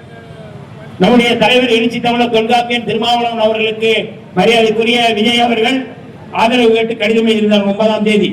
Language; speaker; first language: Tamil; native; Tamil